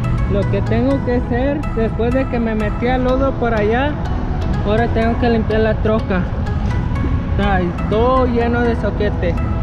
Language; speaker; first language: Spanish; early bilingual, heritage; Spanish